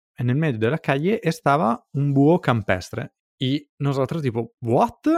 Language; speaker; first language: Spanish; non-native, fluent; Italian